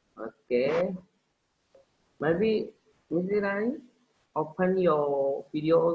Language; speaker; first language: English; non-native, learner; Indonesian